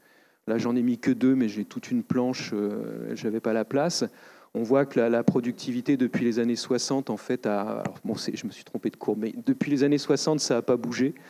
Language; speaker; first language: French; native; French